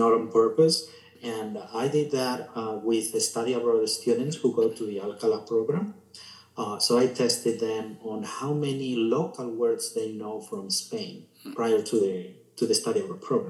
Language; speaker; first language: English; non-native, fluent; Spanish